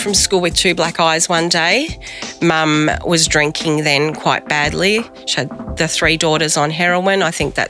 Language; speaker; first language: English; native; English